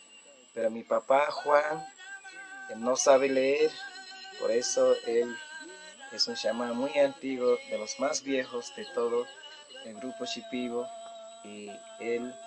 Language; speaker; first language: Spanish; non-native, local second language; Shipibo-Conibo